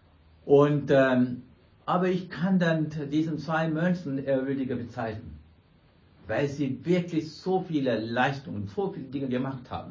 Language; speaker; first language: German; non-native, fluent; Sinhala